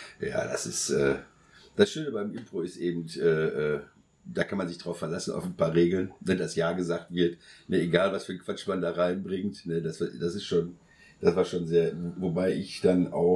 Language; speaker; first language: German; native; German